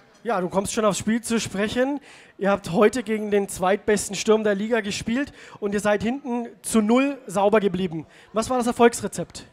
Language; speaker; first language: German; native; German